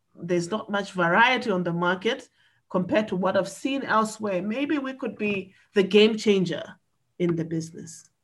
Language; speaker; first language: English; non-native, local second language; Nyanja